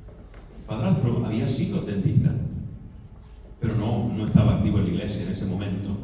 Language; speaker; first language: Spanish; native; Spanish